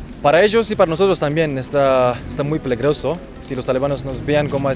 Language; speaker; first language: Spanish; non-native, fluent; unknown